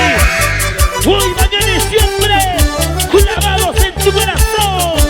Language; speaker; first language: Spanish; native; Spanish